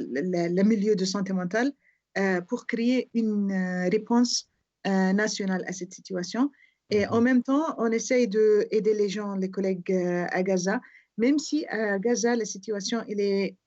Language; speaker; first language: French; non-native, fluent; Arabic